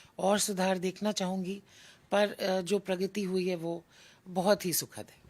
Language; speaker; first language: Hindi; native; Hindi